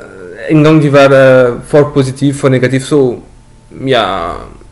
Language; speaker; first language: Norwegian; non-native, learner; French